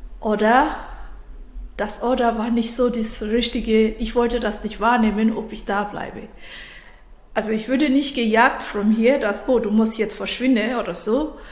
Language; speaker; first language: German; non-native, fluent; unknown